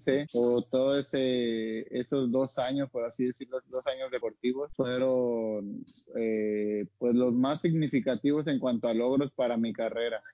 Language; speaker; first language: Spanish; native; Spanish